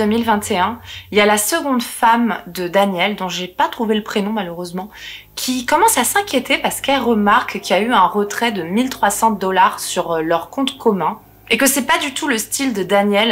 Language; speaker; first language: French; native; French